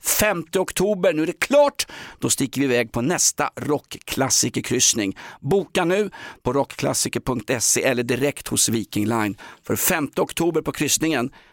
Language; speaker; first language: Swedish; native; Swedish